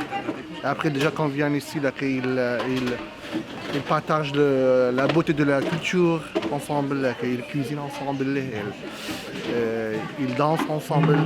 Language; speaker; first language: French; non-native, fluent; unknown